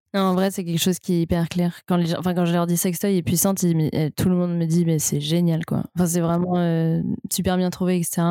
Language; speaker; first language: French; native; French